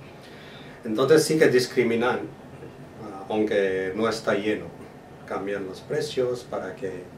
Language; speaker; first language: Spanish; non-native, fluent; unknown